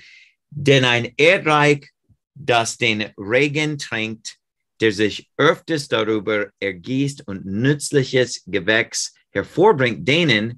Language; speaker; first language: German; non-native, fluent; English